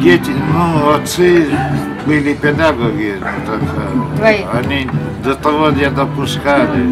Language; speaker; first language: Russian; non-native, local second language; Lithuanian